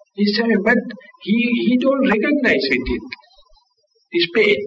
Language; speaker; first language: English; non-native, local second language; Sinhala